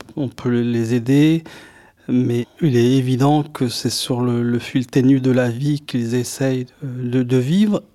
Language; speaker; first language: French; early bilingual, other home language; Arabic